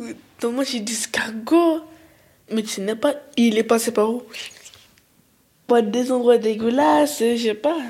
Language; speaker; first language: French; early bilingual, other home language; Arabic